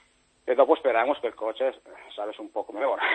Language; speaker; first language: Spanish; non-native, learner; Italian